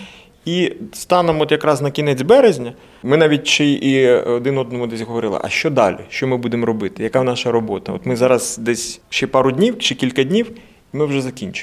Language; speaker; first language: Ukrainian; native; Ukrainian